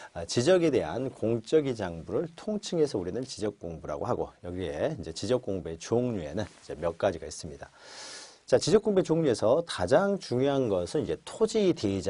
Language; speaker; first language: Korean; native; Korean